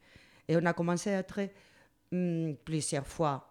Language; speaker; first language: French; non-native, learner; Spanish